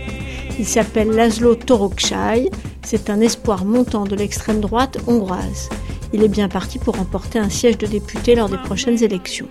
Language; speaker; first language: French; native; French